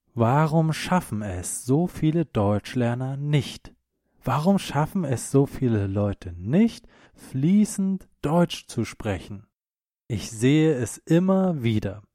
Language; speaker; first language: German; native; German